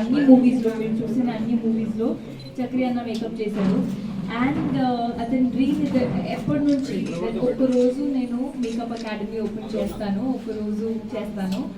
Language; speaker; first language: Telugu; non-native, local second language; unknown